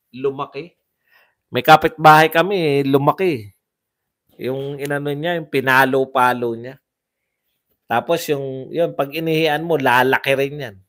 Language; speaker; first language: Filipino; non-native, local second language; Cebuano